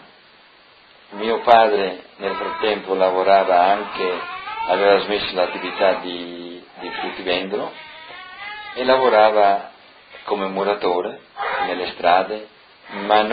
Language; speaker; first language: Italian; non-native, local second language; Friulian